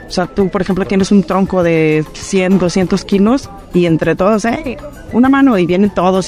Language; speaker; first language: Spanish; native; Spanish